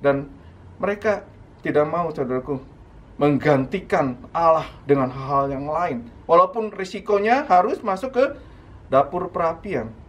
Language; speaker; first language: Indonesian; native; Indonesian